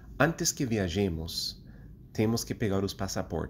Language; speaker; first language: Portuguese; non-native, fluent; English